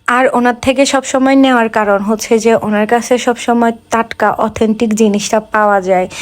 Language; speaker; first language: Bangla; non-native, local second language; Chakma